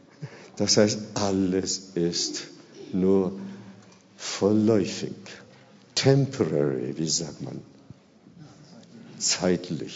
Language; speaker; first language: German; non-native, fluent; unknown